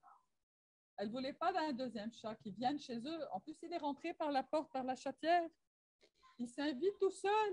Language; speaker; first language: French; non-native, local second language; Arabic